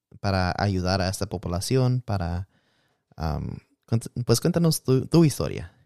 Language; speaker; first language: Spanish; early bilingual, heritage; Spanish